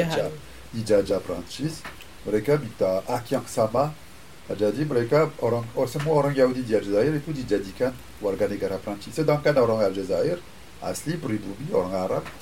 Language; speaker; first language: Indonesian; non-native, fluent; French